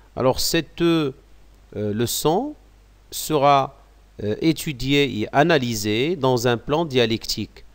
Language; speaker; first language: French; non-native, local second language; Arabic